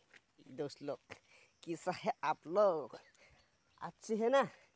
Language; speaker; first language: Hindi; non-native, local second language; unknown